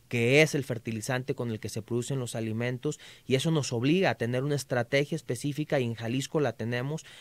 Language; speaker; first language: Spanish; native; Spanish